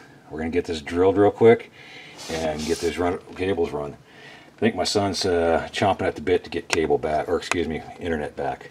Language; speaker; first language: English; native; English